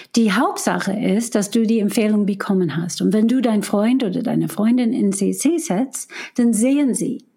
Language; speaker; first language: German; non-native, fluent; English